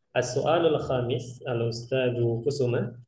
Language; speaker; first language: Arabic; non-native, fluent; Indonesian